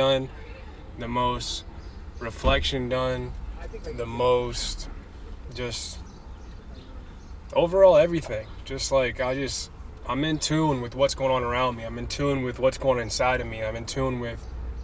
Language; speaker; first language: English; native; English